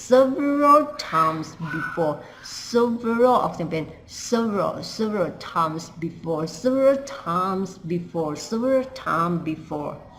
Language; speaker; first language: English; non-native, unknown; Thai